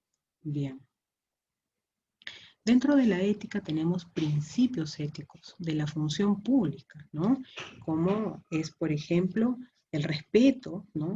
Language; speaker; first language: Spanish; native; Spanish